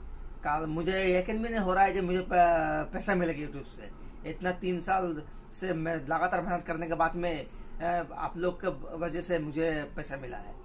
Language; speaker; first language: Hindi; non-native, local second language; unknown